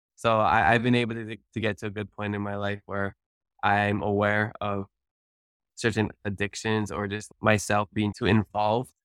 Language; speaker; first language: English; early bilingual, other home language; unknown